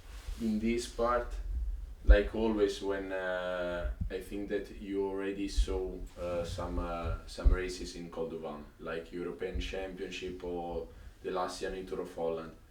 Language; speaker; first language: English; non-native, learner; Italian